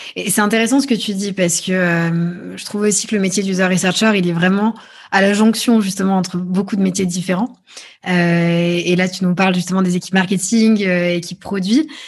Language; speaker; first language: French; native; French